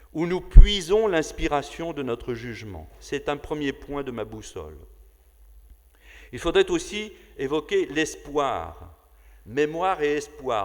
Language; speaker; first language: French; native; French